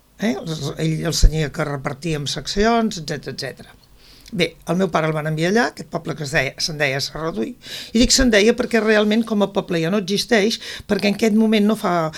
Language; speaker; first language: Catalan; native; Catalan